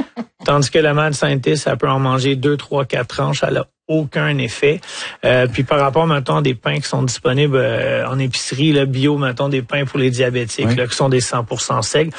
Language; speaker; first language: French; native; French